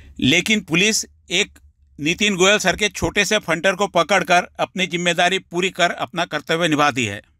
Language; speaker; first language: Hindi; non-native, local second language; Marathi